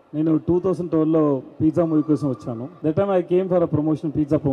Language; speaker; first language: Telugu; non-native, learner; Tamil